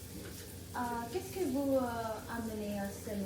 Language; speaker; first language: French; non-native, learner; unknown